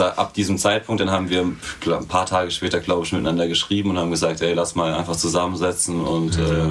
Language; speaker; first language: German; native; German